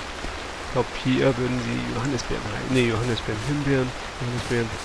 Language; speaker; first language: German; native; German